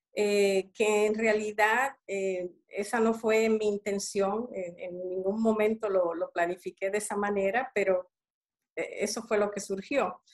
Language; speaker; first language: Spanish; early bilingual, other home language; English